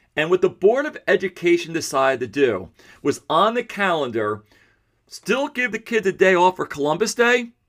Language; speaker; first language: English; early bilingual, other home language; Italian